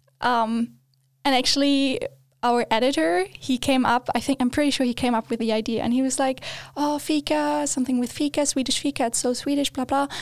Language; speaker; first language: English; non-native, fluent; German